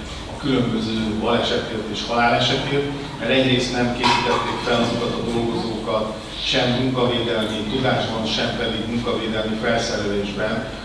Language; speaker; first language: Hungarian; native; Hungarian